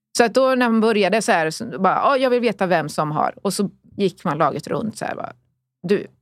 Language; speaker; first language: Swedish; early bilingual, other home language; Spanish